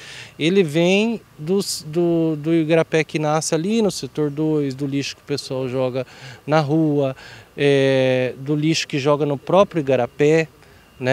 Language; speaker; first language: Portuguese; native; Portuguese